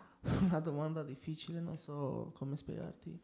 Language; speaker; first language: Italian; non-native, fluent; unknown